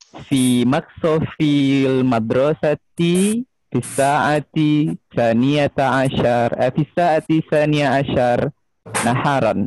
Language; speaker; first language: Arabic; non-native, learner; Indonesian